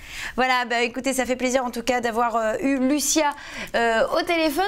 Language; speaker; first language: French; native; French